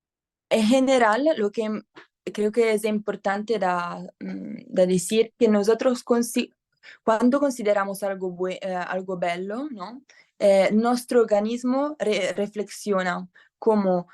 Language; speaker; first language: Spanish; non-native, learner; Italian